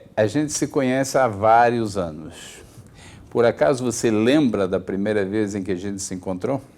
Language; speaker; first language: Portuguese; native; Portuguese